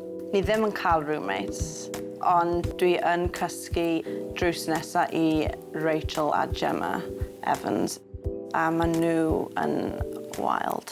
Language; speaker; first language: Welsh; non-native, local second language; English